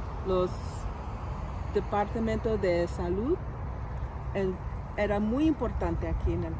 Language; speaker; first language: Spanish; non-native, learner; English